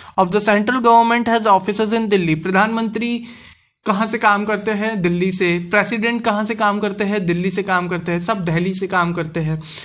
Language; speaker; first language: Hindi; non-native, local second language; Gujarati